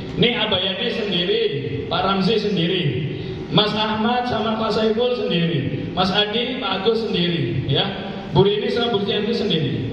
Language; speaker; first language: Indonesian; native; Indonesian